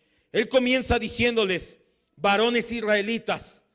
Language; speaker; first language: Spanish; native; Spanish